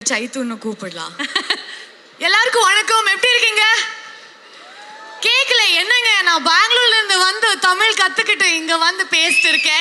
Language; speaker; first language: Tamil; non-native, learner; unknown